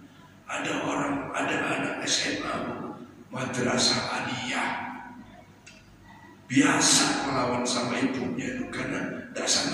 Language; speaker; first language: Indonesian; native; Indonesian